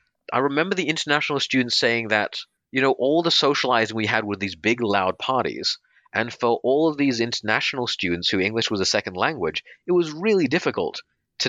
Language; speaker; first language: English; native; English